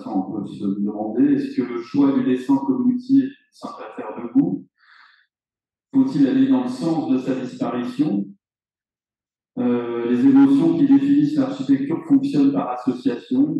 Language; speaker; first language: French; native; French